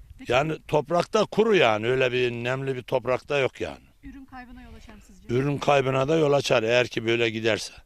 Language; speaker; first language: Turkish; native; Turkish